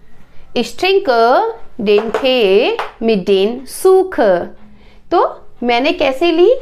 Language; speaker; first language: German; non-native, learner; Hindi